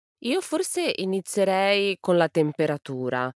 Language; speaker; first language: Italian; native; Italian